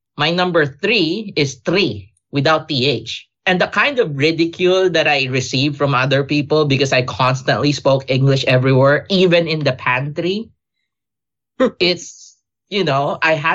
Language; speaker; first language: English; non-native, local second language; Filipino